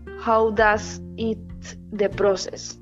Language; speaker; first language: English; non-native, learner; Spanish